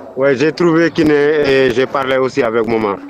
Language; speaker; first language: French; non-native, local second language; Wolof